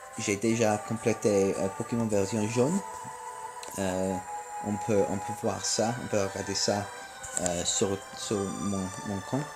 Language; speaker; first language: French; non-native, learner; English